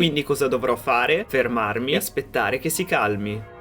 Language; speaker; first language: Italian; native; Italian